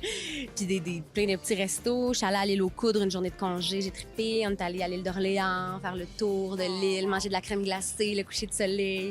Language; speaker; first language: French; native; French